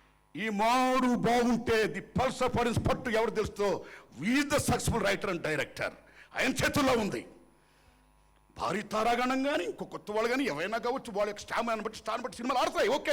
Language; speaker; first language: Telugu; native; Telugu